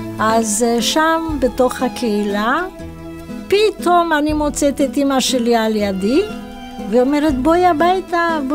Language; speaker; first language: Hebrew; non-native, fluent; Romanian